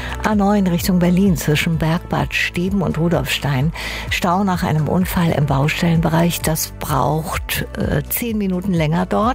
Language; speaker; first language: German; native; German